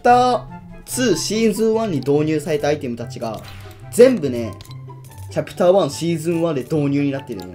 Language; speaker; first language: Japanese; native; Japanese